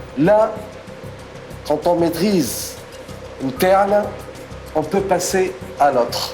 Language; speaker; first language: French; non-native, local second language; Arabic